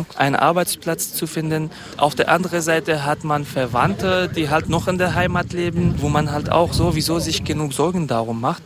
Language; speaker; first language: German; non-native, fluent; Kurdish